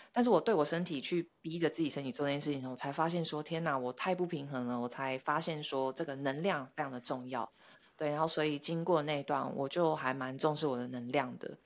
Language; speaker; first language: Chinese; native; Chinese